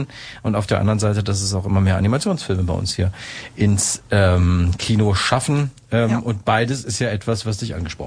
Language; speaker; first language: German; native; German